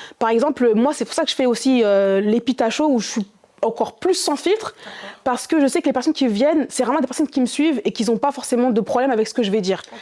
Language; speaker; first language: French; early bilingual, other home language; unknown